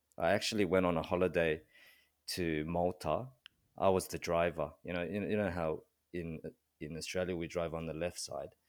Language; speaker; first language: English; early bilingual, other home language; Korean